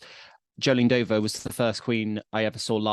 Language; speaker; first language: English; native; English